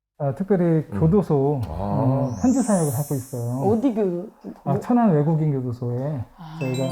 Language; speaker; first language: Korean; native; Korean